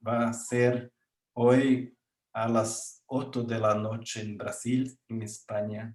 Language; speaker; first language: Spanish; non-native, learner; Portuguese